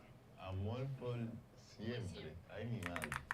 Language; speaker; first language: Spanish; non-native, learner; English